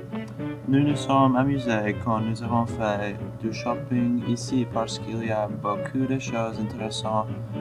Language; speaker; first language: French; non-native, learner; English